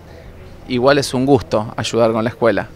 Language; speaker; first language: Spanish; native; Spanish